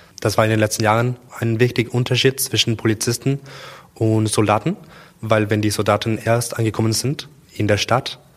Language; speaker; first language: German; non-native, learner; Spanish